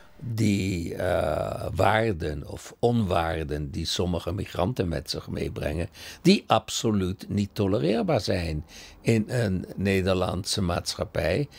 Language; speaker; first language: Dutch; early bilingual, other home language; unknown